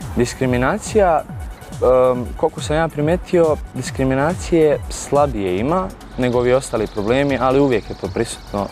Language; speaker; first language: Bosnian; native; Bosnian